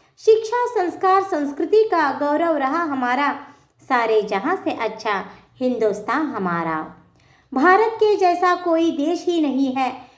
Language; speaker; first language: Hindi; non-native, local second language; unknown